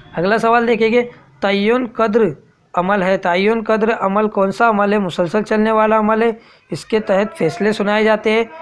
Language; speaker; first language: Urdu; native; Urdu